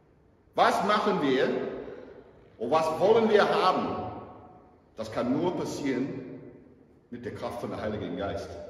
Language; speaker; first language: German; non-native, fluent; English